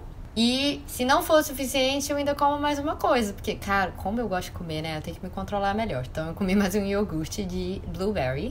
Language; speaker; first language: Portuguese; native; Portuguese